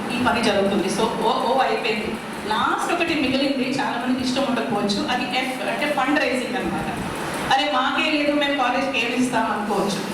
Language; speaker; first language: Telugu; non-native, local second language; Kannada